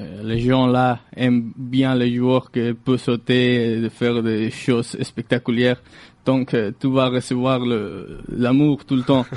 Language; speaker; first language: French; non-native, learner; Galician